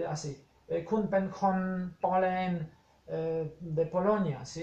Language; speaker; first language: Spanish; non-native, fluent; Polish